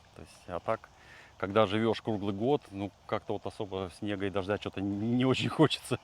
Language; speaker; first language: Russian; native; Russian